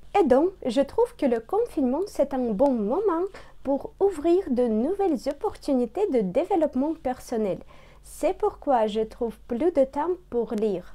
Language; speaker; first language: French; non-native, learner; Russian